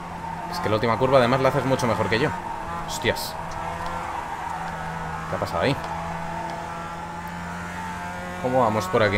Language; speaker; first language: Spanish; native; Spanish